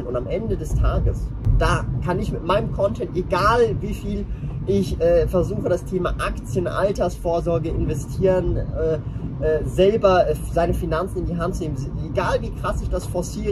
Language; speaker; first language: German; native; German